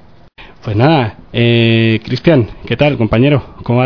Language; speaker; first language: Spanish; native; Spanish